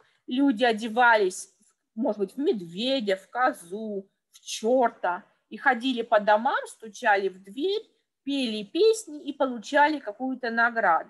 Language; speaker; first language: Russian; native; Russian